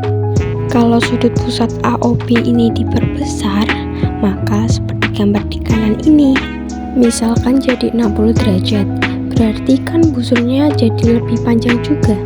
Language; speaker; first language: Indonesian; native; Indonesian